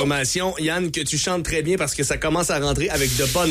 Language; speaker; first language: French; native; French